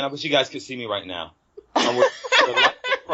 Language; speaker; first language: English; native; English